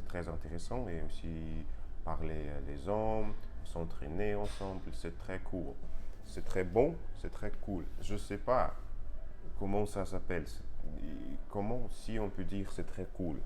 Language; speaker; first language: French; non-native, learner; Russian